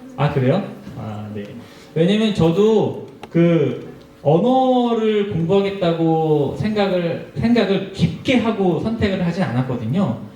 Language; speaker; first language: Korean; native; Korean